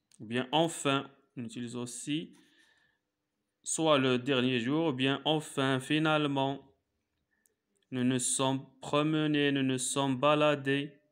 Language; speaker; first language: French; non-native, local second language; Arabic